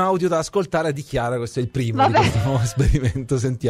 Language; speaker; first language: Italian; native; Italian